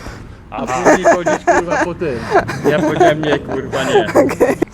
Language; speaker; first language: Polish; native; Polish